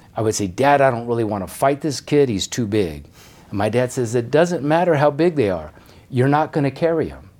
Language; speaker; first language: English; native; English